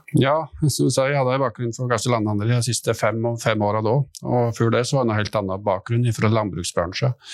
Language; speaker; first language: Norwegian; native; Norwegian